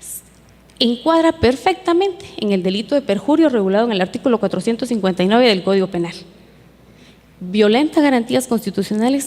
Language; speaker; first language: Spanish; native; Spanish